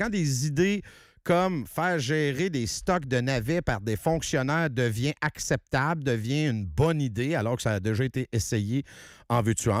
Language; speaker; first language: French; native; French